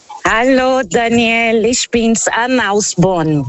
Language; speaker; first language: German; non-native, fluent; Portuguese